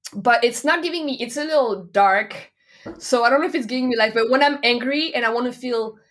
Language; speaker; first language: English; non-native, fluent; French